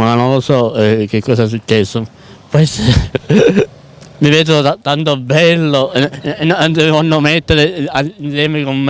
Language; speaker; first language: Italian; non-native, local second language; Sicilian